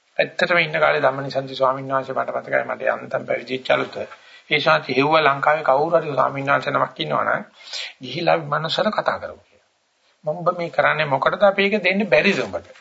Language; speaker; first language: Sinhala; native; Sinhala